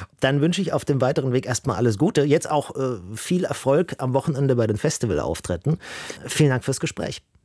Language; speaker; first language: German; native; German